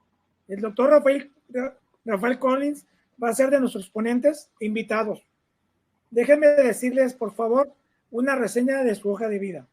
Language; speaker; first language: Spanish; native; Spanish